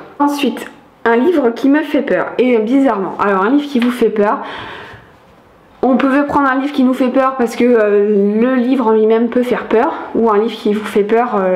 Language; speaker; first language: French; native; French